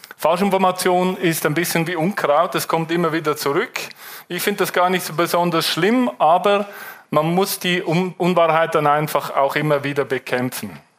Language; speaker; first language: German; native; German